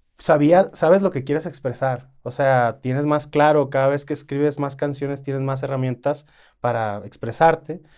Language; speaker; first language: Spanish; native; Spanish